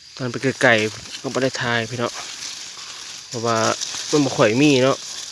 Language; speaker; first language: Thai; native; Thai